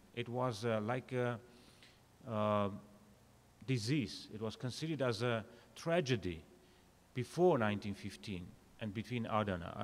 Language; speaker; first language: English; non-native, fluent; Armenian